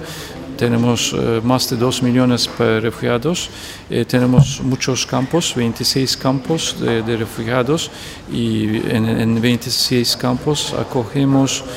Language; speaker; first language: Spanish; non-native, fluent; Turkish